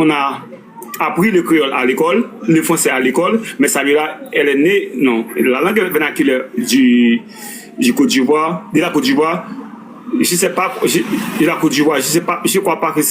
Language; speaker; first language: French; non-native, local second language; Haitian Creole